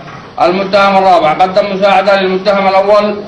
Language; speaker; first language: Arabic; native; Arabic